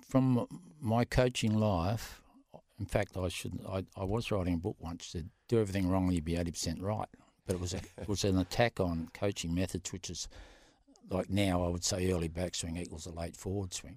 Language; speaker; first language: English; native; English